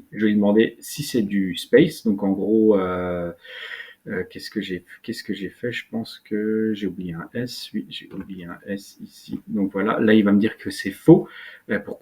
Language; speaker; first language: French; native; French